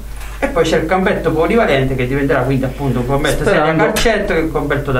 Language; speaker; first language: Italian; native; Italian